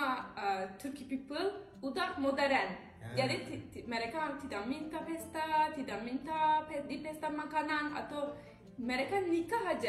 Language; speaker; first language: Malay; non-native, learner; Turkish